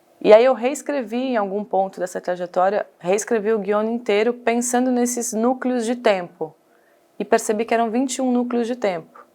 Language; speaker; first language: Portuguese; native; Portuguese